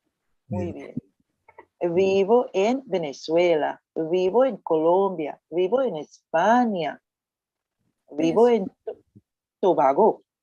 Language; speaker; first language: Spanish; non-native, fluent; English